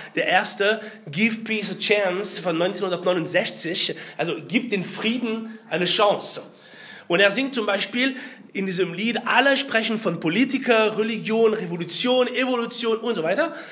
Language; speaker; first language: German; non-native, fluent; French